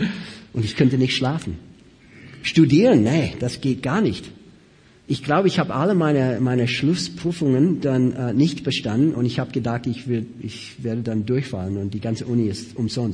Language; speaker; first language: German; non-native, fluent; English